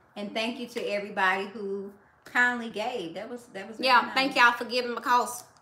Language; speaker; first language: English; native; English